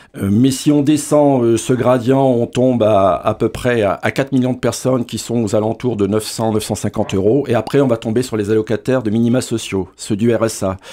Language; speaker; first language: French; native; French